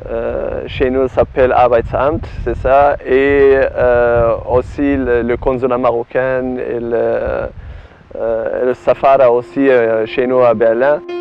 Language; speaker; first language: French; non-native, learner; Arabic